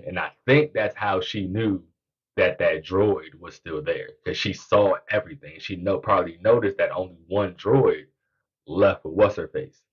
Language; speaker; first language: English; native; English